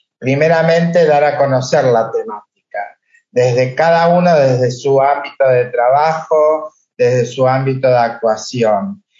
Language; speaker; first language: Spanish; native; Spanish